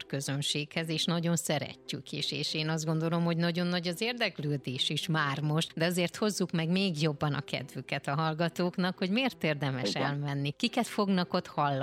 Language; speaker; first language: Hungarian; native; Hungarian